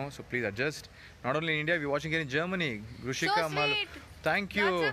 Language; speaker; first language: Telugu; non-native, learner; Arabic